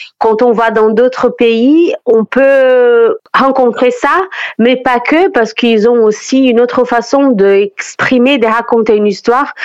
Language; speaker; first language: French; non-native, fluent; Portuguese